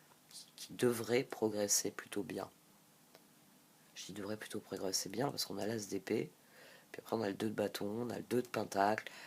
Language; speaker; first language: French; native; French